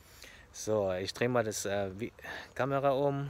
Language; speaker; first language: German; non-native, fluent; Filipino